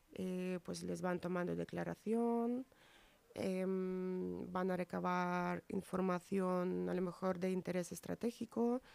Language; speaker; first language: Spanish; non-native, fluent; Ukrainian